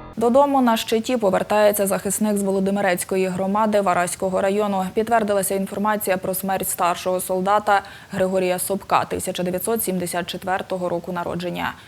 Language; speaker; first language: Ukrainian; native; Ukrainian